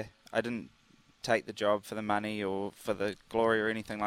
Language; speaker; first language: English; native; English